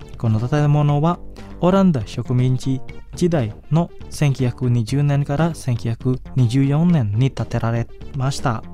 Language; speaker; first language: Japanese; non-native, fluent; Indonesian